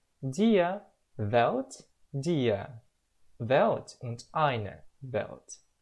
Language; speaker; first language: German; non-native, learner; Russian